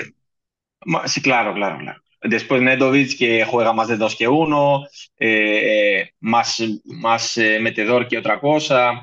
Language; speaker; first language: Spanish; non-native, fluent; Greek